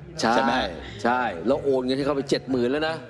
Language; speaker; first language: Thai; native; Thai